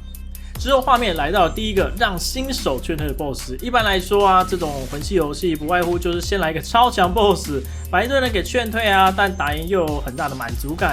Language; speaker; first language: Chinese; native; Chinese